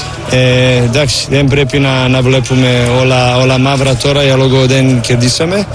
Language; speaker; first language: Greek; non-native, learner; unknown